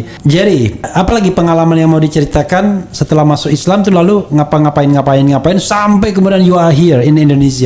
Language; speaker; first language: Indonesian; native; Indonesian